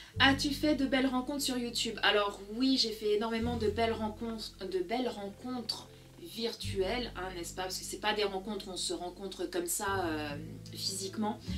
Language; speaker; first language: French; early bilingual, other home language; Portuguese